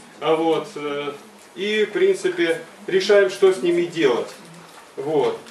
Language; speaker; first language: Russian; native; Russian